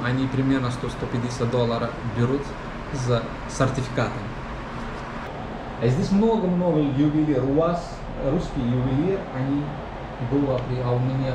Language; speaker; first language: Russian; non-native, learner; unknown